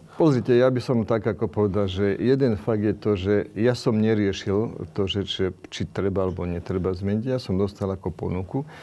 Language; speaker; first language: Slovak; non-native, local second language; Romany